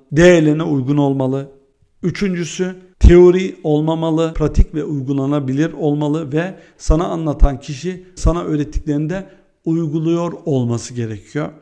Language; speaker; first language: Turkish; early bilingual, heritage; Turkish